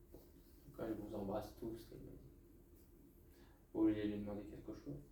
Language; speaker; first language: French; native; French